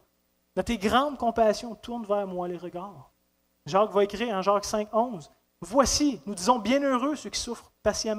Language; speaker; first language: French; native; French